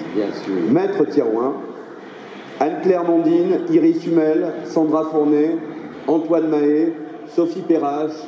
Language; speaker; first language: French; native; French